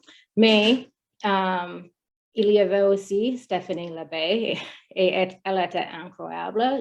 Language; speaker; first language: French; non-native, learner; English